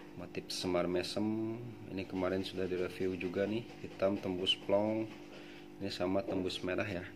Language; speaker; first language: Indonesian; non-native, local second language; Sundanese